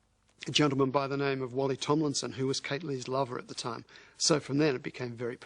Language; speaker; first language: English; native; English